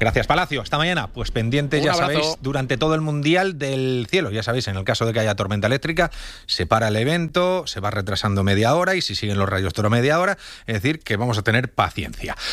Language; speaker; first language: Spanish; native; Spanish